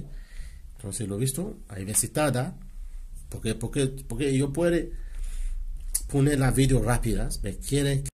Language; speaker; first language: Spanish; non-native, learner; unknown